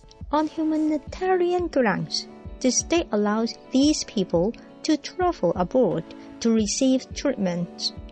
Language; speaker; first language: English; non-native, local second language; Cantonese